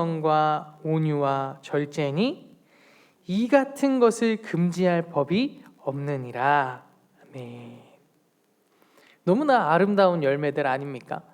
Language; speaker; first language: Korean; native; Korean